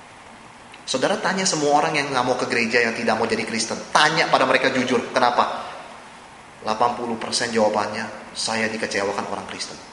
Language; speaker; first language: Indonesian; native; Indonesian